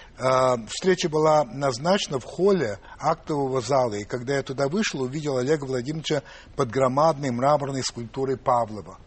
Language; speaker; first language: Russian; non-native, fluent; English